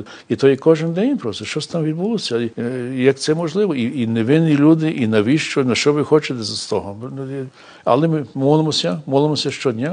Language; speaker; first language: Ukrainian; early bilingual, heritage; English